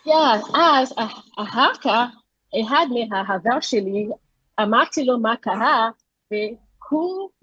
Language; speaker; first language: Hebrew; non-native, learner; English